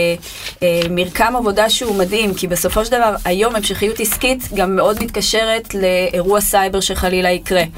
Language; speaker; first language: Hebrew; native; Hebrew